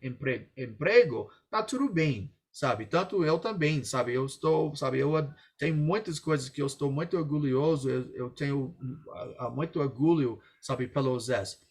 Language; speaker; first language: Portuguese; non-native, fluent; English